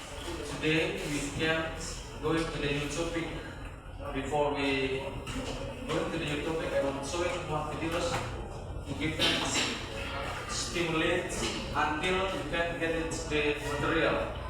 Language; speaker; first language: English; non-native, learner; Indonesian